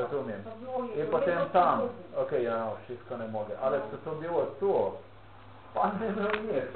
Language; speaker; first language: Polish; non-native, learner; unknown